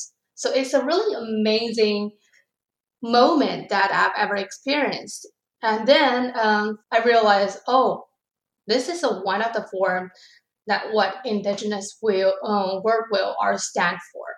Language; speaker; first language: English; non-native, learner; Chinese